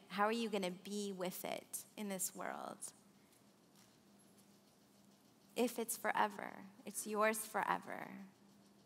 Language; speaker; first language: English; early bilingual, other home language; Arabic